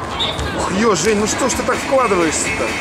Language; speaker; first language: Russian; native; Russian